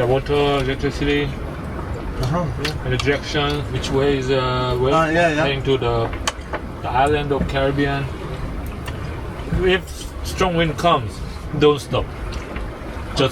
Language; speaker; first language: English; non-native, learner; Korean